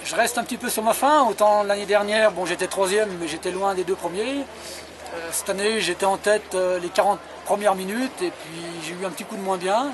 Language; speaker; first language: French; native; French